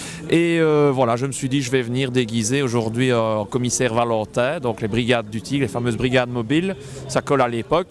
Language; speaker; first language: French; native; French